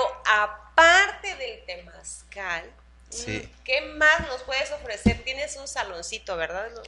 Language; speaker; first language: Spanish; native; Spanish